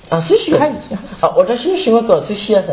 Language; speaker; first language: Japanese; non-native, learner; Burmese